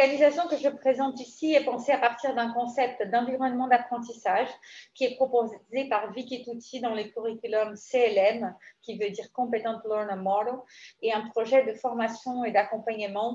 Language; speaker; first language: French; native; French